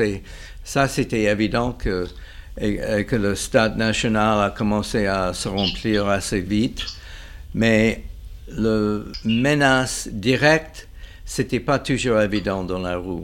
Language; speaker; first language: French; non-native, fluent; English